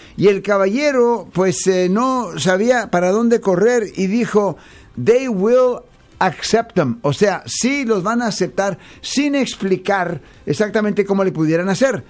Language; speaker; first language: Spanish; native; Spanish